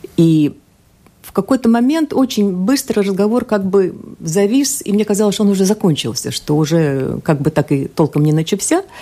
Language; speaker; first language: Russian; non-native, local second language; Latvian